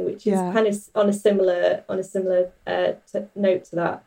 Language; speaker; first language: English; native; English